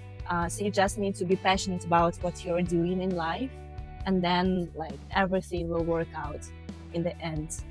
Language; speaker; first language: English; non-native, fluent; Ukrainian